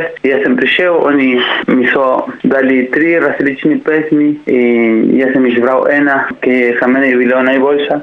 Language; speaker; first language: Slovenian; non-native, learner; Spanish